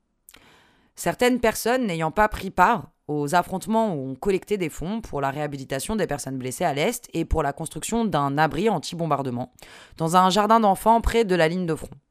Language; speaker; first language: French; native; French